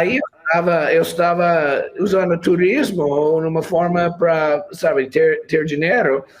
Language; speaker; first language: Portuguese; non-native, fluent; English